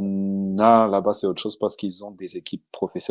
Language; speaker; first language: French; non-native, local second language; Malagasy